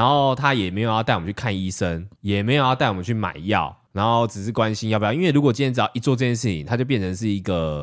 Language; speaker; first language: Chinese; native; Chinese